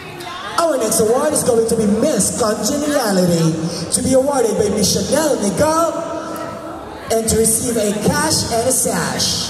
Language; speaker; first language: English; non-native, local second language; Filipino